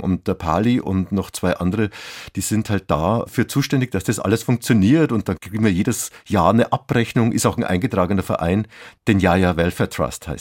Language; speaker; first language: German; native; German